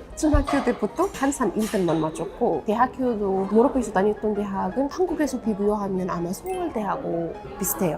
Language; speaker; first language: Korean; non-native, fluent; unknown